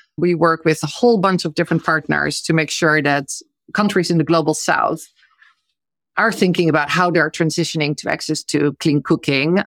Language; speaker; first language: English; non-native, fluent; Dutch